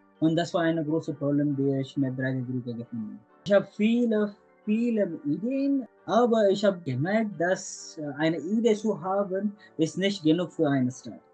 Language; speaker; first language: German; non-native, learner; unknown